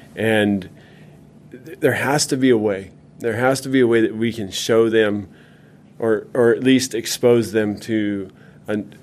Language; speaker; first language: English; native; English